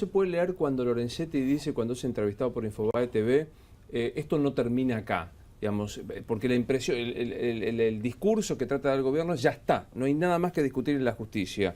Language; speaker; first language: Spanish; native; Spanish